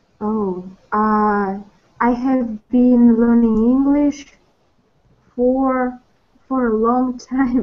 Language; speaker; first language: English; non-native, learner; Russian